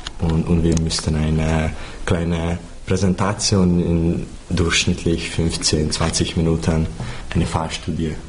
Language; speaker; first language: German; non-native, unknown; Hungarian